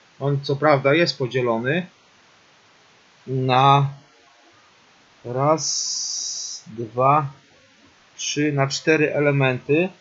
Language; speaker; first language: Polish; native; Polish